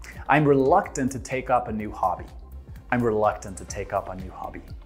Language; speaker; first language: English; native; English